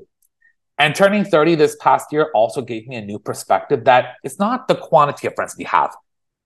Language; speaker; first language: English; native; English